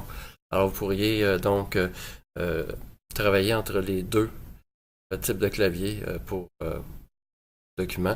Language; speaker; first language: French; native; French